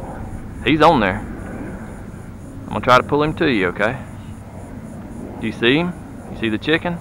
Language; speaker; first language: English; native; English